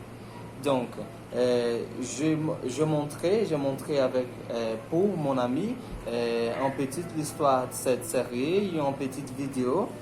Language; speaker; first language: French; non-native, learner; Portuguese